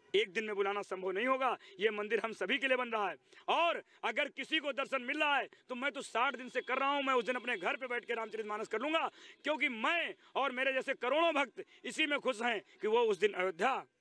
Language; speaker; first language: Hindi; native; Hindi